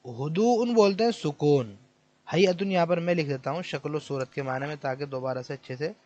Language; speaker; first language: Urdu; native; Urdu